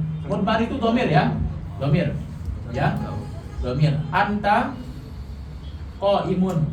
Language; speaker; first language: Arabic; non-native, fluent; Indonesian